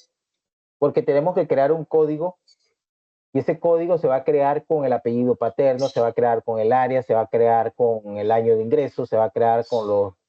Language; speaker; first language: Spanish; native; Spanish